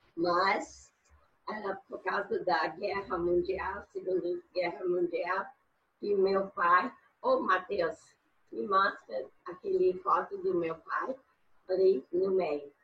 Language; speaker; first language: Portuguese; non-native, fluent; English